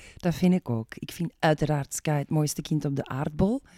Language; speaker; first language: Dutch; native; Dutch